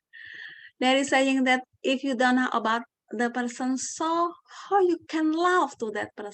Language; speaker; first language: English; non-native, learner; Indonesian